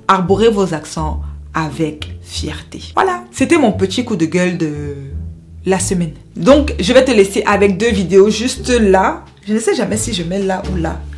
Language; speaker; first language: French; non-native, local second language; Basaa